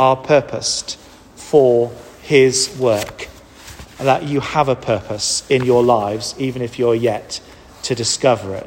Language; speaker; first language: English; native; English